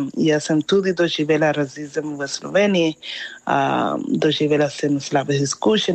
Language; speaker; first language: Slovenian; non-native, fluent; Spanish